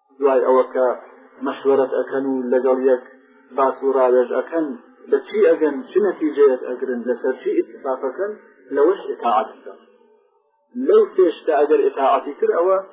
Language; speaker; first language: Central Kurdish; non-native, local second language; Gurani